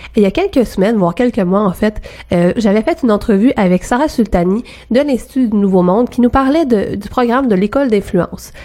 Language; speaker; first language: French; native; French